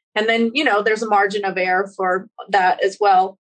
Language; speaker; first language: English; native; English